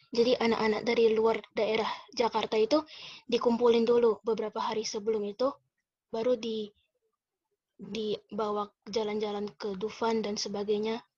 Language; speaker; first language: Indonesian; native; Indonesian